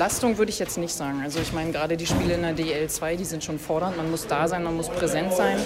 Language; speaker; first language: German; native; German